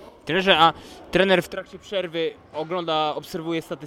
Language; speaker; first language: Polish; native; Polish